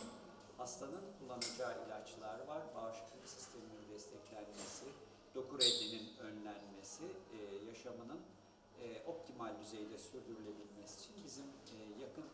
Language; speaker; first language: Turkish; native; Turkish